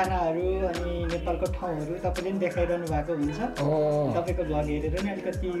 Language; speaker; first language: Nepali; native; Nepali